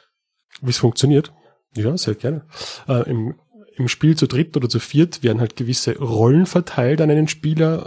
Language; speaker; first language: German; native; German